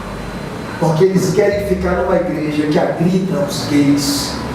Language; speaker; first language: Portuguese; native; Portuguese